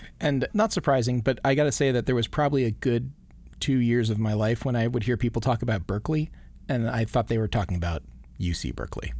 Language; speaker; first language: English; native; English